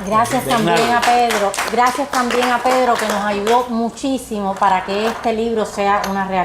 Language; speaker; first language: Spanish; native; Spanish